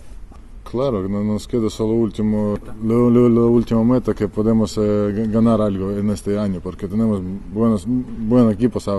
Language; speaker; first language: Spanish; non-native, learner; Ukrainian